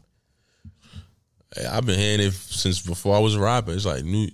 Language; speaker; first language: English; native; English